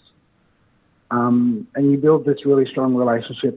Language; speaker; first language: English; native; English